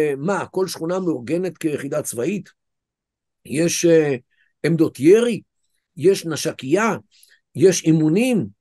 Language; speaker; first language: Hebrew; native; Hebrew